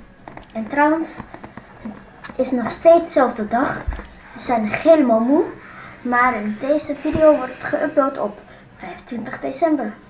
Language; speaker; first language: Dutch; non-native, learner; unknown